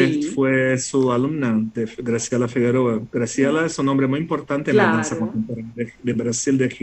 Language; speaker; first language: Spanish; non-native, fluent; Portuguese